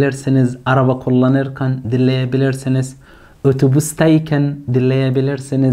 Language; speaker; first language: Turkish; non-native, fluent; Arabic